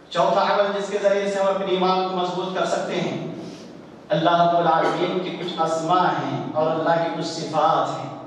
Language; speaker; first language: Urdu; native; Urdu